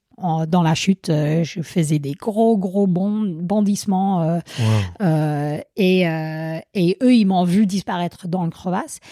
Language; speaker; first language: French; non-native, fluent; English